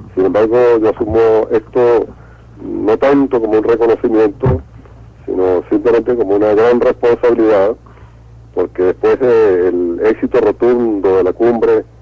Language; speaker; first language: Spanish; native; Spanish